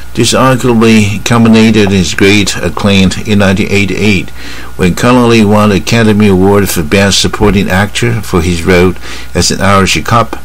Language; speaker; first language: English; non-native, fluent; Chinese